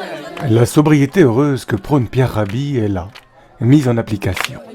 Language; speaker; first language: French; native; French